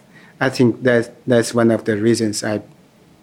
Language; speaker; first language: English; non-native, fluent; Chinese